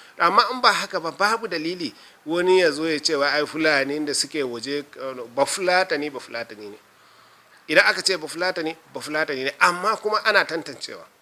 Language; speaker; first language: Hausa; non-native, local second language; Fula